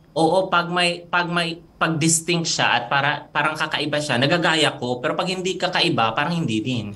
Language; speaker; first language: Filipino; non-native, local second language; Cebuano